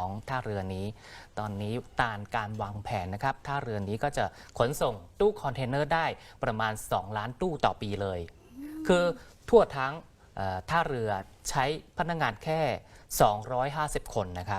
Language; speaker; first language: Thai; non-native, fluent; Chinese